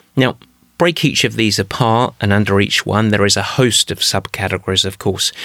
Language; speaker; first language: English; native; English